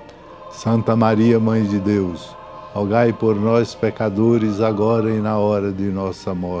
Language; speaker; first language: Portuguese; native; Portuguese